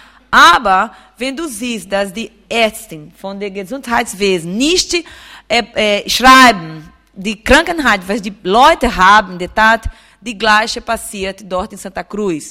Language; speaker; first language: German; non-native, fluent; Portuguese